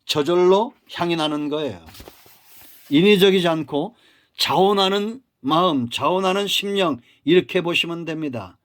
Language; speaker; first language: Korean; native; Korean